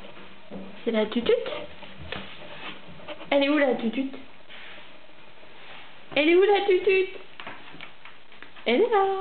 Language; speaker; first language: French; native; French